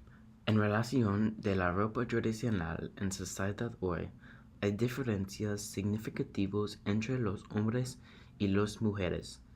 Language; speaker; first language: Spanish; non-native, learner; English